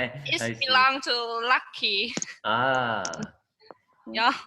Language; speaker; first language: English; non-native, learner; Vietnamese